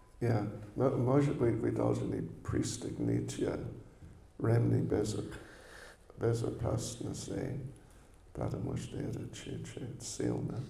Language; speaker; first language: Russian; non-native, learner; English